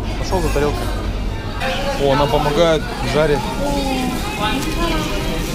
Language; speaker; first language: Russian; native; Russian